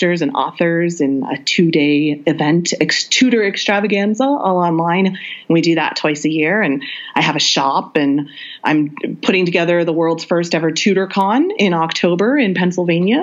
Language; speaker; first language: English; native; English